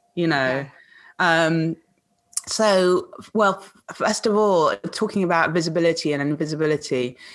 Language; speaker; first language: English; native; English